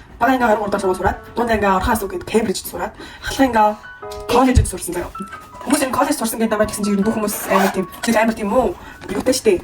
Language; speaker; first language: Mongolian; early bilingual, heritage; Mongolian